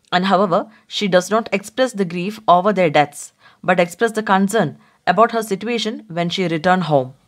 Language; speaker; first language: English; non-native, local second language; Malayalam